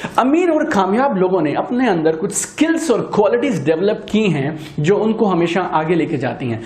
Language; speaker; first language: Hindi; native; Hindi